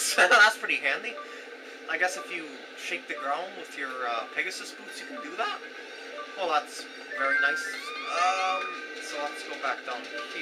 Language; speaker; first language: English; native; English